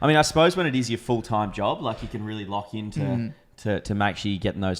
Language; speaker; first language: English; native; English